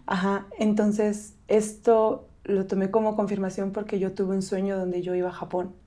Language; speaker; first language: Spanish; native; Spanish